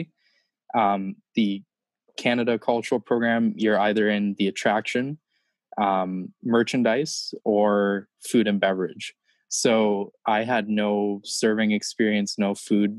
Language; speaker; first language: English; native; English